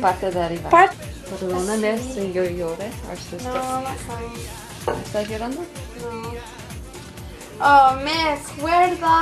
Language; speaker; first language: Spanish; non-native, learner; English